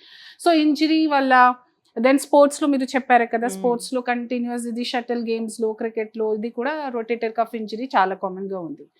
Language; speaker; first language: Telugu; non-native, fluent; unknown